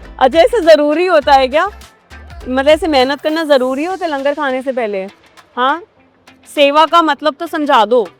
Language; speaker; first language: Hindi; native; Hindi